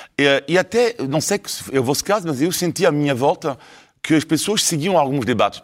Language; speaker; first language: Portuguese; non-native, fluent; French